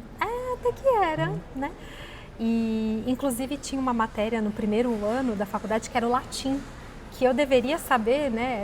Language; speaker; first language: Portuguese; native; Portuguese